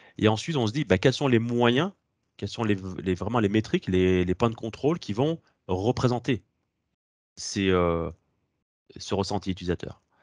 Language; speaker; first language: French; native; French